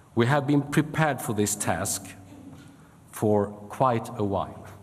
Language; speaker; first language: English; non-native, fluent; Swedish